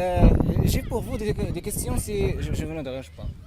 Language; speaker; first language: French; non-native, learner; Arabic